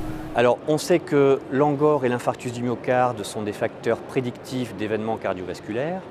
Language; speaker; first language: French; native; French